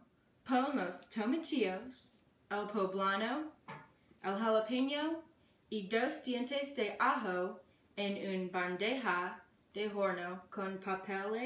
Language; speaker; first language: Spanish; non-native, learner; English